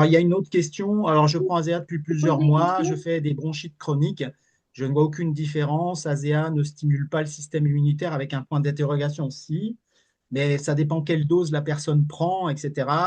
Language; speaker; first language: French; native; French